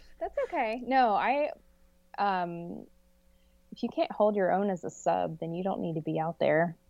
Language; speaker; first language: English; native; English